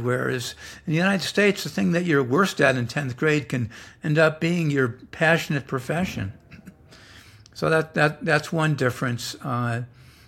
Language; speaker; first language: English; native; English